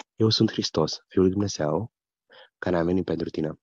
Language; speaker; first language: Romanian; early bilingual, heritage; German